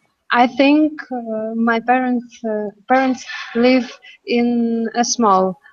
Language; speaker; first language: English; non-native, learner; Russian